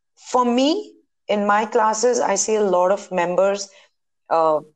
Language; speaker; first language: English; non-native, local second language; Hindi